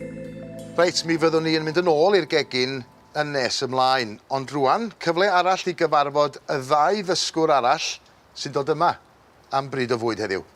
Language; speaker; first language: Welsh; native; Welsh